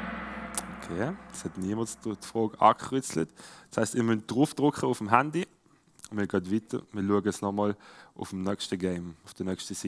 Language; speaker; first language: German; native; German